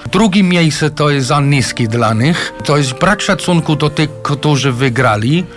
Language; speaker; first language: Polish; non-native, fluent; English